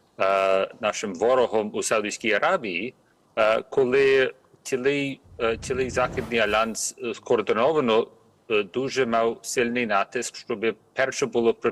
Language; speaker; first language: Ukrainian; early bilingual, heritage; Ukrainian